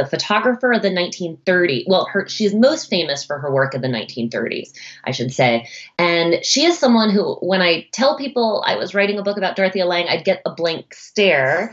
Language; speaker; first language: English; native; English